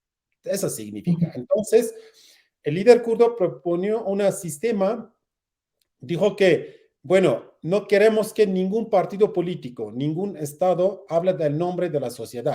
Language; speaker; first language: Spanish; non-native, learner; Kurdish